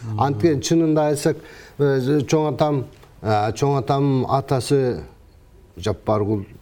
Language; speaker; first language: Kyrgyz; early bilingual, heritage; Kyrgyz